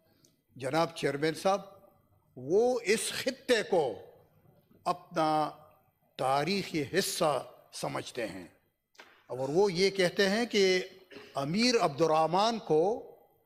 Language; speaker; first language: Urdu; non-native, local second language; Pashto